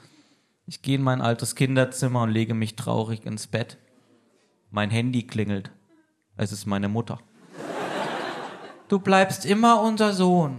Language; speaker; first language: German; native; German